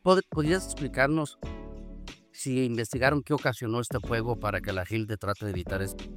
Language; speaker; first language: Spanish; native; Spanish